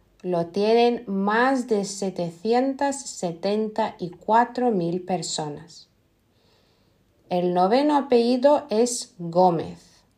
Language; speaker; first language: Spanish; non-native, fluent; Lithuanian